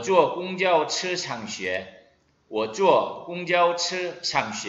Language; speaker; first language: Chinese; non-native, fluent; Korean